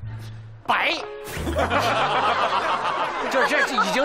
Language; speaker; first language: Chinese; native; Chinese